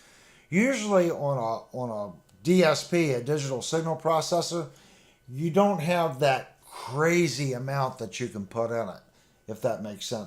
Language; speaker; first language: English; native; English